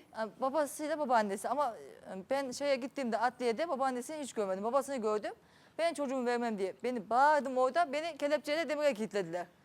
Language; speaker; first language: Turkish; native; Turkish